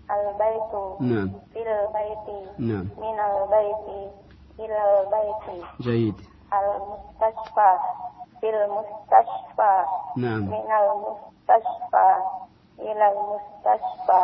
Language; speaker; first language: Arabic; non-native, learner; Indonesian